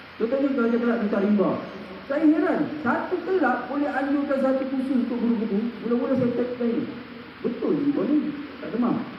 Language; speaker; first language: Malay; native; Malay